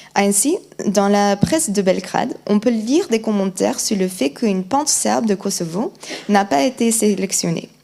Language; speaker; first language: French; non-native, fluent; Polish